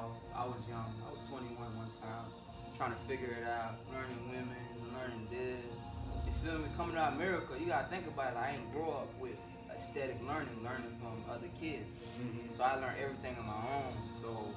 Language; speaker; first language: English; non-native, fluent; Haitian Creole